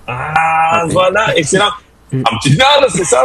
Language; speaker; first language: French; non-native, fluent; English